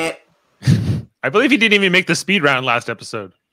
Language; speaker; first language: English; native; English